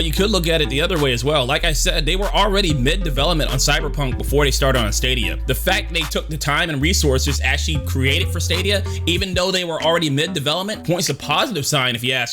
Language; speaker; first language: English; native; English